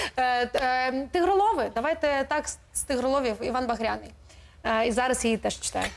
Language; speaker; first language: Ukrainian; non-native, local second language; Russian